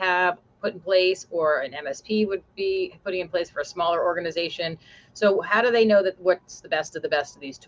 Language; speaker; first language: English; native; English